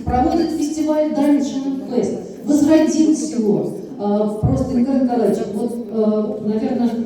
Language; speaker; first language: Russian; native; Russian